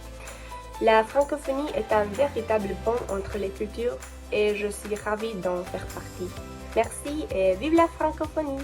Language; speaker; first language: French; non-native, fluent; Romanian